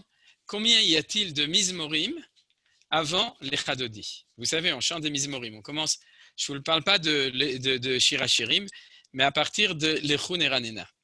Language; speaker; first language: French; native; French